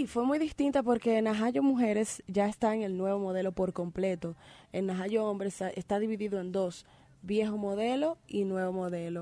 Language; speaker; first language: Spanish; native; Spanish